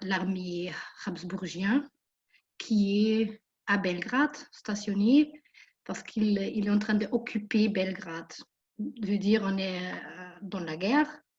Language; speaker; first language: French; non-native, fluent; German